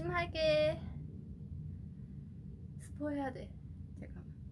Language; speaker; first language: Korean; non-native, fluent; Chinese